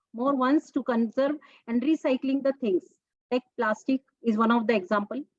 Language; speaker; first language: English; non-native, local second language; Telugu